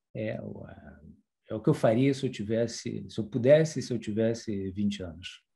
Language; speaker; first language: Portuguese; early bilingual, other home language; French